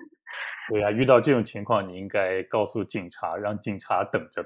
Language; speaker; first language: Chinese; native; Chinese